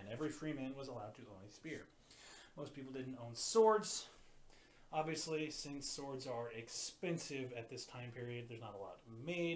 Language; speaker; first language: English; native; English